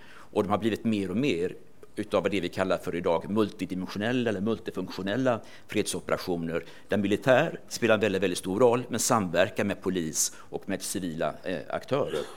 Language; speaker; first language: Swedish; native; Swedish